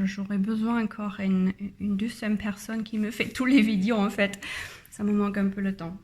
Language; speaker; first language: French; non-native, learner; German